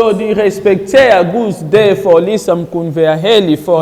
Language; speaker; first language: Swedish; non-native, fluent; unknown